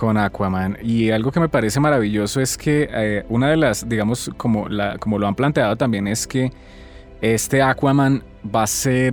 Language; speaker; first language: Spanish; native; Spanish